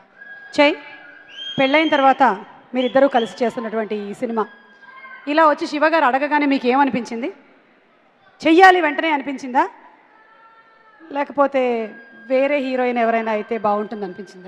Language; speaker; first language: Telugu; native; Telugu